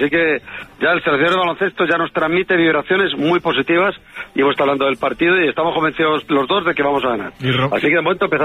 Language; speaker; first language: Spanish; native; Spanish